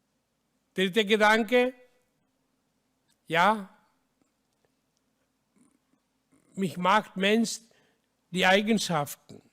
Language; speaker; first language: German; non-native, learner; Hindi